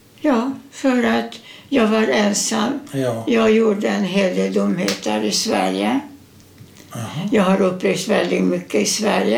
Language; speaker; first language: Swedish; non-native, fluent; Hungarian